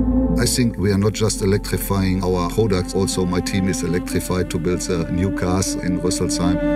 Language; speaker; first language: English; non-native, fluent; German